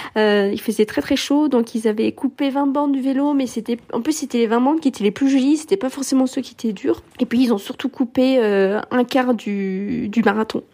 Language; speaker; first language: French; early bilingual, other home language; English